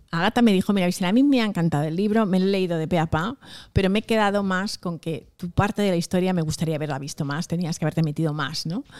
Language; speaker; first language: Spanish; early bilingual, other home language; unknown